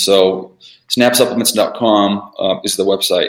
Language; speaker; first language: English; early bilingual, other home language; Russian